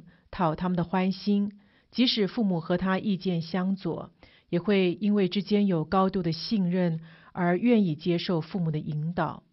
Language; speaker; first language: Chinese; native; Chinese